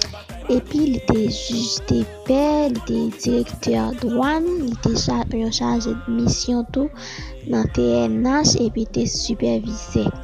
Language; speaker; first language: French; non-native, learner; Haitian Creole